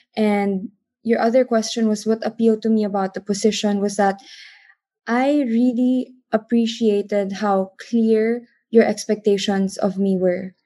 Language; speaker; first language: English; non-native, local second language; Filipino